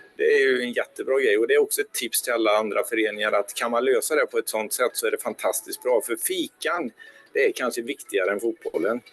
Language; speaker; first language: Swedish; native; Swedish